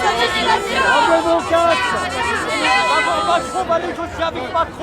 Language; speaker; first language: French; native; French